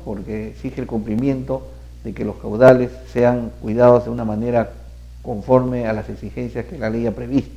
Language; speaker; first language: Spanish; native; Spanish